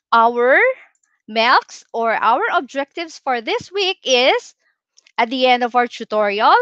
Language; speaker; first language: English; non-native, local second language; Filipino